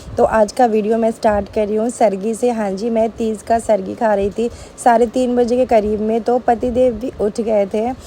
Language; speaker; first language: Hindi; native; Hindi